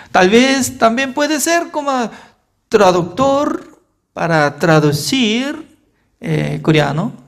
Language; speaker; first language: Spanish; non-native, fluent; Korean